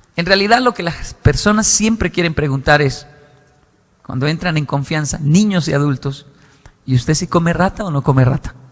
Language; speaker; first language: Spanish; native; Spanish